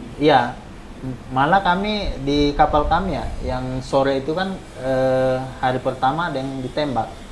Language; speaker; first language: Indonesian; native; Indonesian